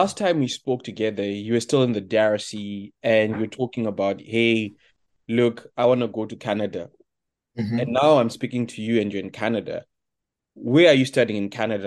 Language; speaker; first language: English; non-native, local second language; Shona